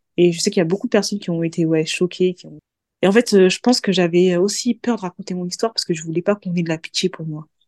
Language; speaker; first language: French; early bilingual, other home language; Mandingo